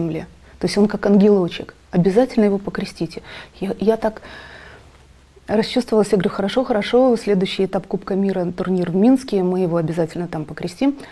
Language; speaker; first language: Russian; native; Russian